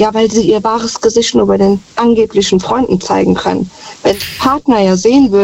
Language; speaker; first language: German; native; German